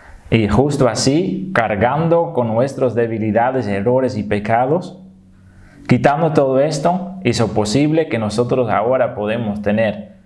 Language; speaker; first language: Spanish; non-native, fluent; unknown